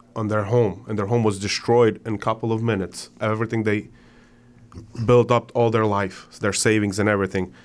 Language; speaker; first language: English; non-native, fluent; Ukrainian